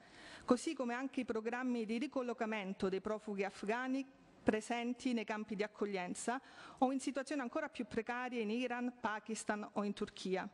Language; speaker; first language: Italian; native; Italian